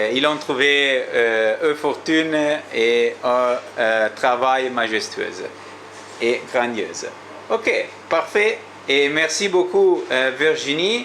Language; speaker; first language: French; non-native, learner; Italian